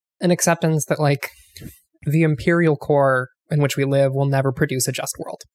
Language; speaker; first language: English; native; English